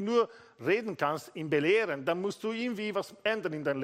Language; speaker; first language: German; non-native, fluent; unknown